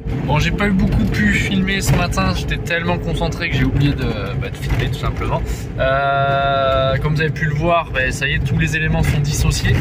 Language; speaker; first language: French; native; French